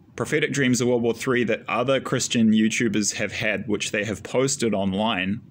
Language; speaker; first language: English; native; English